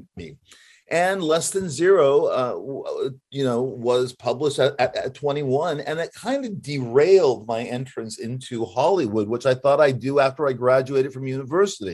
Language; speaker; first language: English; native; English